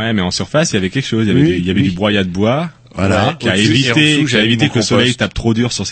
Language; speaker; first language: French; native; French